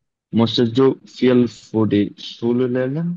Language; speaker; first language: German; non-native, learner; Bangla